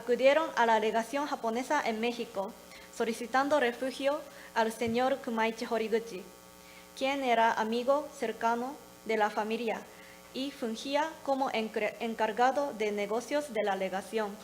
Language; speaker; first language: Spanish; non-native, learner; Japanese